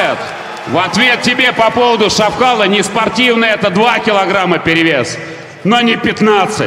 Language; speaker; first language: Russian; native; Russian